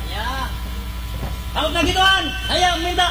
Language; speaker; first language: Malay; non-native, local second language; Javanese